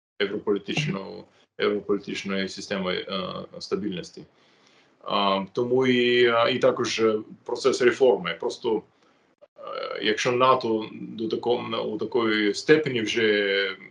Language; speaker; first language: Ukrainian; non-native, fluent; English